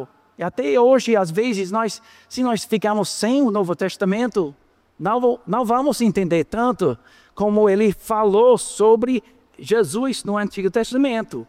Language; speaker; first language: Portuguese; non-native, fluent; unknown